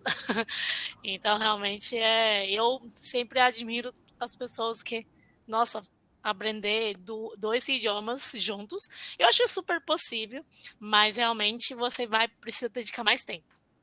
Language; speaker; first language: Portuguese; non-native, fluent; Chinese